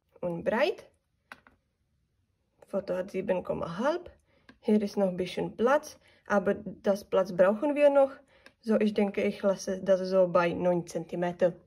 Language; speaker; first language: German; non-native, learner; Czech